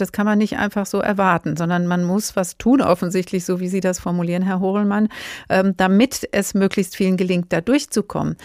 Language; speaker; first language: German; native; German